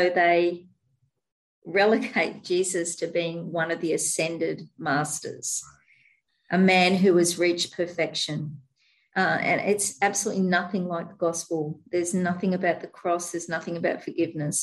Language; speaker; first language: English; native; English